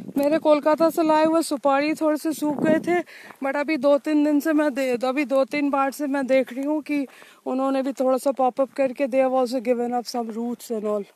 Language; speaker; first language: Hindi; non-native, local second language; Bangla